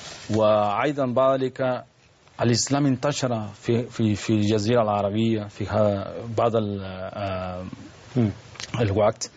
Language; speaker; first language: Arabic; non-native, learner; Spanish